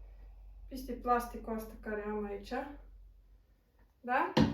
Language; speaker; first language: Romanian; non-native, local second language; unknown